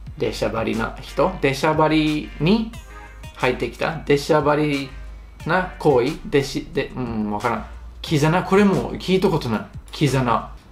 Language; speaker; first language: Japanese; non-native, fluent; English